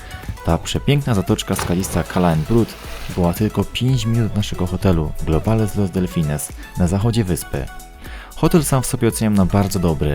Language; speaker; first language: Polish; native; Polish